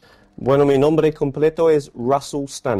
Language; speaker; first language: Spanish; non-native, fluent; English